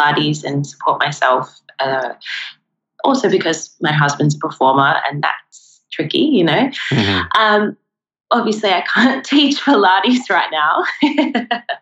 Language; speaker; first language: English; native; English